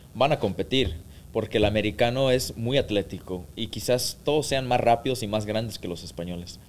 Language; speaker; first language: Spanish; early bilingual, heritage; Spanish